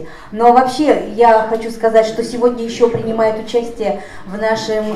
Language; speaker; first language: Russian; native; Russian